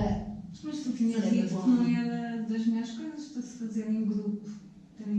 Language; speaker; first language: Portuguese; native; Portuguese